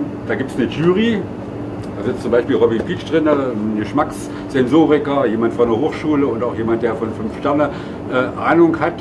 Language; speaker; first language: German; native; German